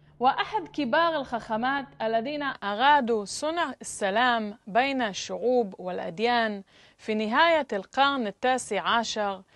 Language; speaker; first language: Arabic; non-native, fluent; Hebrew